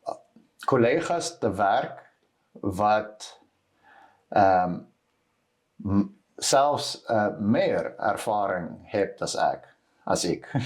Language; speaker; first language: Dutch; non-native, learner; Afrikaans